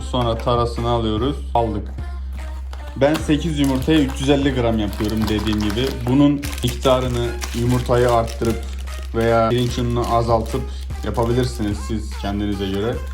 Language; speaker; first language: Turkish; native; Turkish